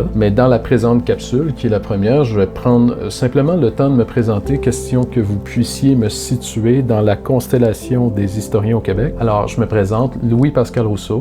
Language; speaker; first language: French; native; French